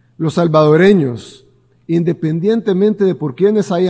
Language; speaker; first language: Spanish; native; Spanish